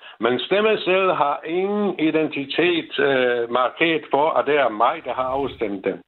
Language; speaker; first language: Danish; non-native, fluent; Czech